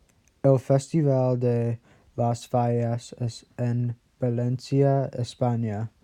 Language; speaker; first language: Spanish; non-native, learner; English